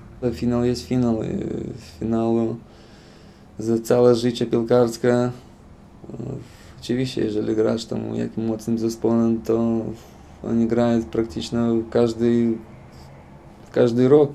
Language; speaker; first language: Polish; non-native, fluent; Lithuanian